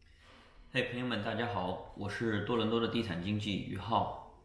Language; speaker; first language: Chinese; native; Chinese